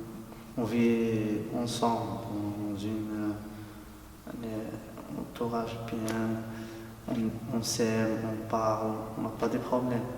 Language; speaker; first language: French; non-native, local second language; Arabic